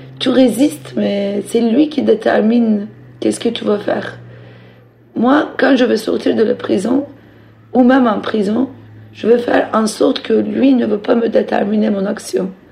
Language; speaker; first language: French; non-native, fluent; Turkish